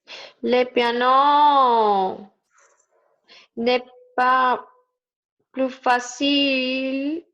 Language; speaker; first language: French; non-native, learner; Spanish